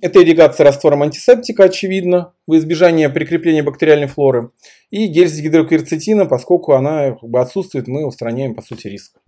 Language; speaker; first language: Russian; native; Russian